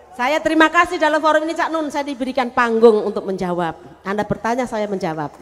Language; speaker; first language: Indonesian; non-native, local second language; Javanese